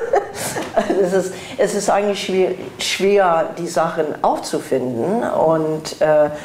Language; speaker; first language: German; non-native, fluent; English